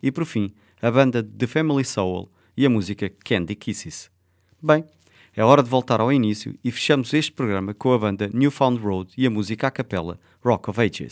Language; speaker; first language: Portuguese; native; Portuguese